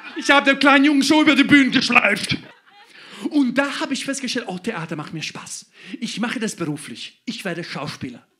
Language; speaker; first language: German; non-native, fluent; Croatian